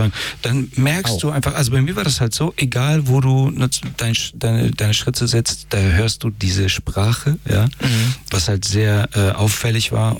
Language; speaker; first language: German; early bilingual, other home language; Persian